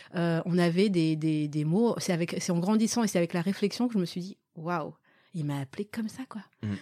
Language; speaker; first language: French; early bilingual, other home language; Malagasy